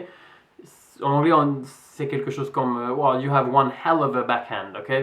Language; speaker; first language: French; non-native, fluent; English